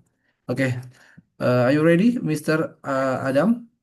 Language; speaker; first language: English; non-native, fluent; Indonesian